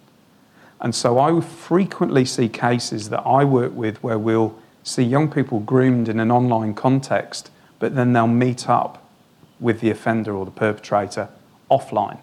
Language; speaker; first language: English; native; English